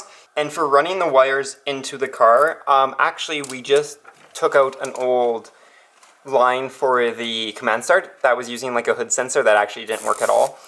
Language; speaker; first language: English; native; English